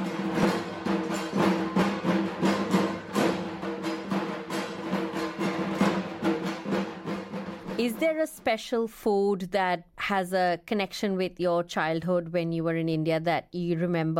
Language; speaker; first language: English; non-native, local second language; Bangla